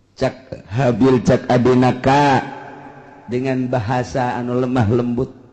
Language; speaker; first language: Sundanese; native; Sundanese